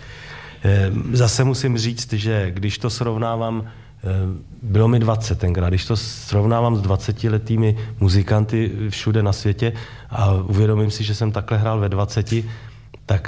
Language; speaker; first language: Czech; native; Czech